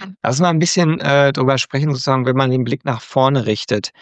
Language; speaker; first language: German; native; German